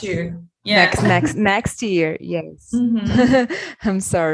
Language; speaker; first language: English; non-native, learner; Portuguese